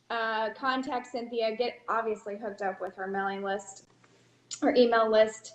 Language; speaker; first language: English; native; English